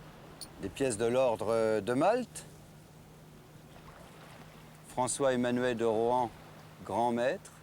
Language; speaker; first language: French; native; French